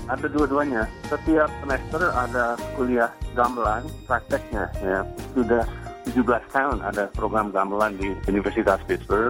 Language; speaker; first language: Indonesian; non-native, fluent; English